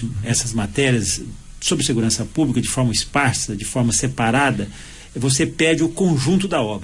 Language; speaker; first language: Portuguese; native; Portuguese